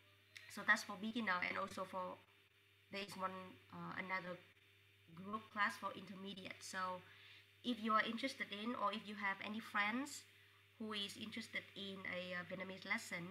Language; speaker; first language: English; non-native, fluent; Vietnamese